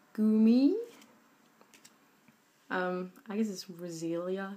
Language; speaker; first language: English; non-native, fluent; French